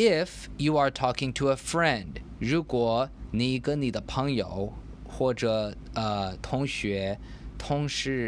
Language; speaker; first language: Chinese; non-native, learner; English